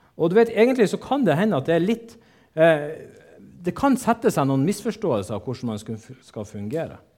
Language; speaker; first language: Norwegian; native; Norwegian